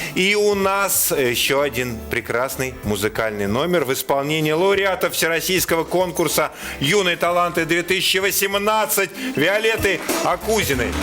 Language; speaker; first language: Russian; native; Russian